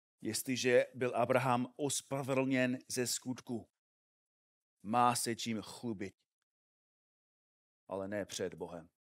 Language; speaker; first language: Czech; non-native, fluent; English